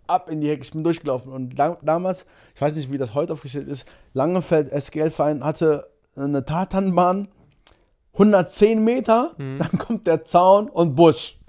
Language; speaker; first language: German; early bilingual, other home language; Portuguese